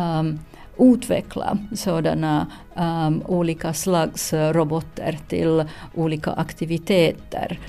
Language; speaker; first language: Swedish; non-native, learner; Finnish